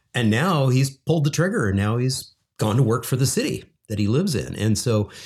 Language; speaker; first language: English; native; English